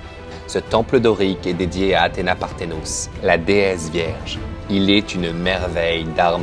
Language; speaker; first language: French; native; French